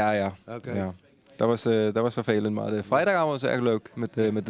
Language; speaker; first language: Dutch; non-native, fluent; Danish